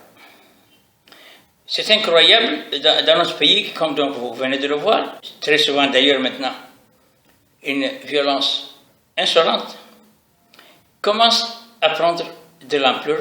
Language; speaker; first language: French; non-native, local second language; Arabic